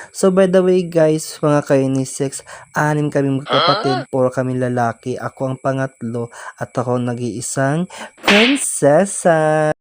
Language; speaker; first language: Filipino; non-native, local second language; Waray